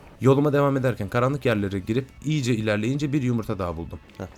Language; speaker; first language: Turkish; native; Turkish